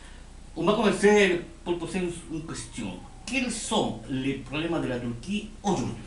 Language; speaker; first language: French; non-native, fluent; Spanish